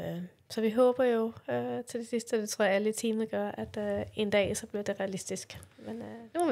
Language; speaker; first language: Danish; native; Danish